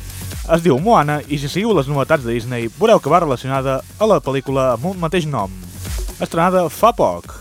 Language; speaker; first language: Catalan; native; Catalan